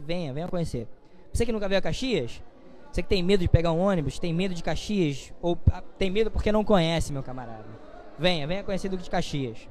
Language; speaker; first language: Portuguese; native; Portuguese